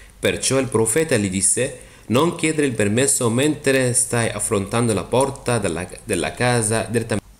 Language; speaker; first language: Italian; non-native, fluent; Arabic